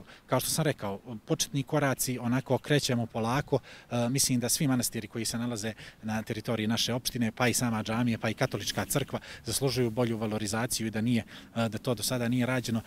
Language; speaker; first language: Croatian; native; Croatian